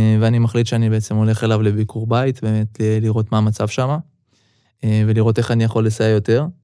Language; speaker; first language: Hebrew; early bilingual, other home language; Russian